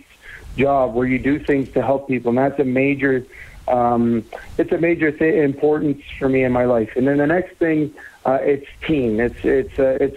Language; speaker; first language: English; native; English